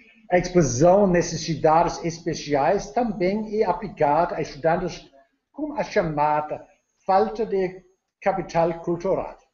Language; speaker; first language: Portuguese; non-native, learner; Danish